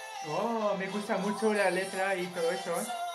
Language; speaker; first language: Spanish; non-native, fluent; French